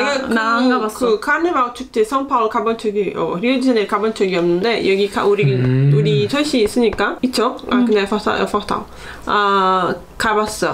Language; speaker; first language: Korean; non-native, learner; Portuguese